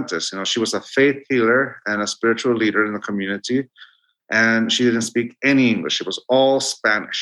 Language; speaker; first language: English; non-native, fluent; Spanish